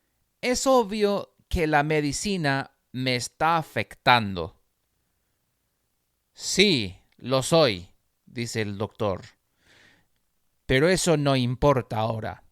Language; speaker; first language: Spanish; non-native, fluent; English